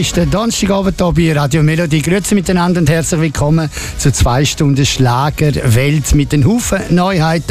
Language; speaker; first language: German; native; German